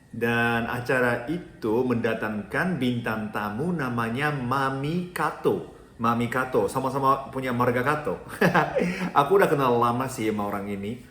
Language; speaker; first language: Indonesian; non-native, fluent; Japanese